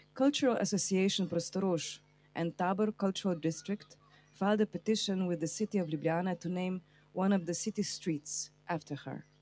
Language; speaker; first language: English; non-native, fluent; Slovenian